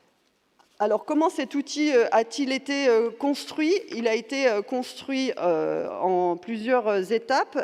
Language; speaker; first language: French; native; French